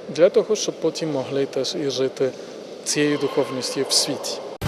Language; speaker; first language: Ukrainian; non-native, fluent; Spanish